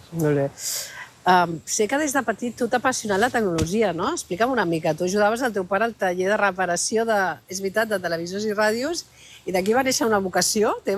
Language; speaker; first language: Catalan; native; Catalan